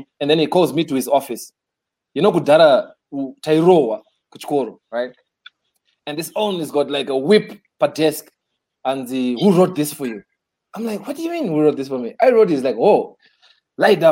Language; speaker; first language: English; non-native, local second language; Shona